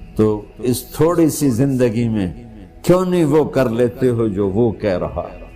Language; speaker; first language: Urdu; non-native, local second language; Punjabi